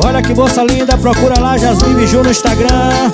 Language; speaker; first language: Portuguese; native; Portuguese